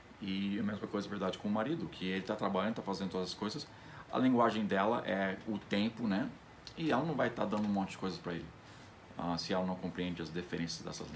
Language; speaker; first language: Portuguese; non-native, fluent; English